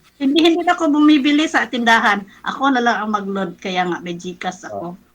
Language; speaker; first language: Filipino; non-native, local second language; Cebuano